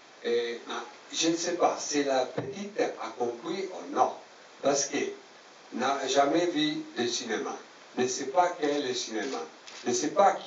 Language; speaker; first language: French; non-native, learner; Italian